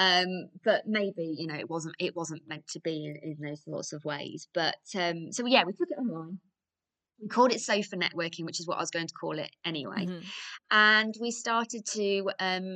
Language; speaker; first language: English; native; English